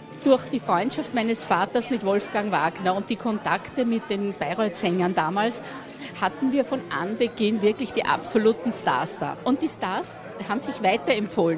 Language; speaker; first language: German; native; German